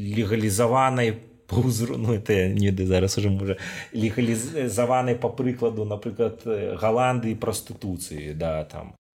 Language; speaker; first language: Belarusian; non-native, local second language; Russian